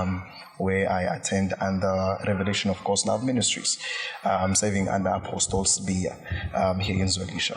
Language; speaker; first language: English; non-native, local second language; Zulu